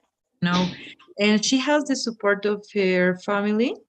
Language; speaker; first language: English; non-native, fluent; Spanish